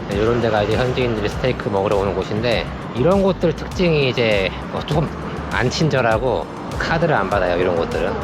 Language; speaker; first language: Korean; native; Korean